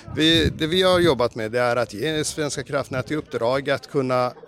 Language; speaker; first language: Swedish; native; Swedish